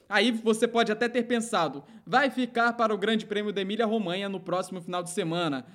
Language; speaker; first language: Portuguese; native; Portuguese